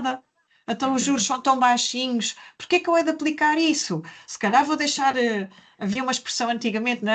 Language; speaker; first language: Portuguese; native; Portuguese